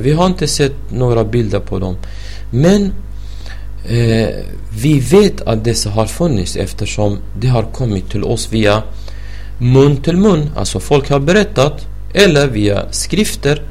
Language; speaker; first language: Swedish; non-native, fluent; Arabic